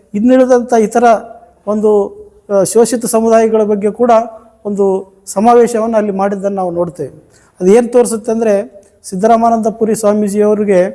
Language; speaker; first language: Kannada; native; Kannada